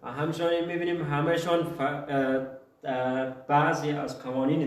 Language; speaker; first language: Persian; early bilingual, heritage; Persian